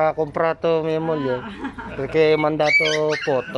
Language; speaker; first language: Italian; non-native, learner; Filipino